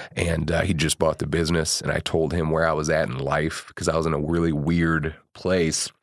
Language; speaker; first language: English; native; English